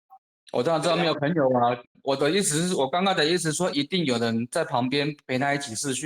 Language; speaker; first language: Chinese; native; Chinese